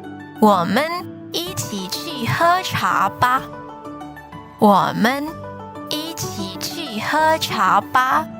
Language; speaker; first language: Chinese; non-native, fluent; Indonesian